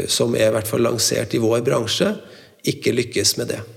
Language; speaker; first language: Norwegian; native; Norwegian